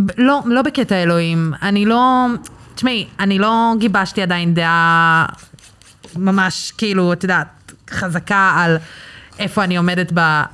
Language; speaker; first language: Hebrew; early bilingual, other home language; English